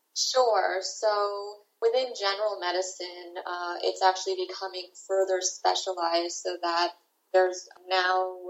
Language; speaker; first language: English; native; English